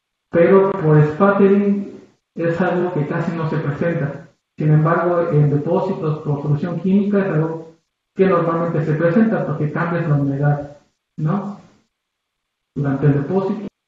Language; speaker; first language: Spanish; native; Spanish